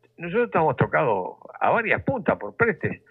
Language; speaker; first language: Spanish; native; Spanish